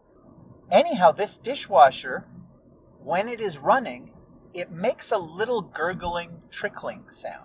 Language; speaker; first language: English; native; English